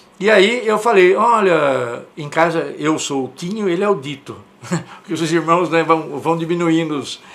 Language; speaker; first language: Portuguese; native; Portuguese